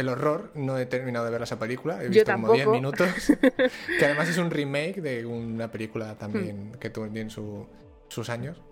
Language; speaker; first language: Spanish; native; Spanish